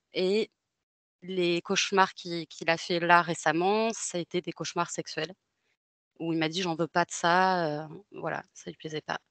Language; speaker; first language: French; native; French